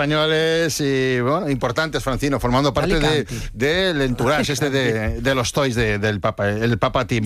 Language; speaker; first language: Spanish; native; Spanish